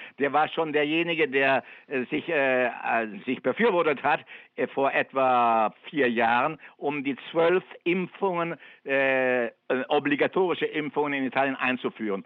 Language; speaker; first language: German; non-native, fluent; Italian